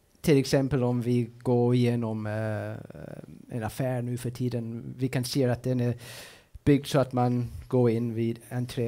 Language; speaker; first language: Swedish; non-native, fluent; English